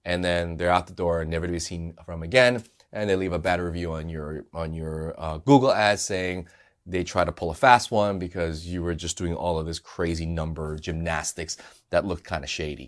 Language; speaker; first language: English; native; English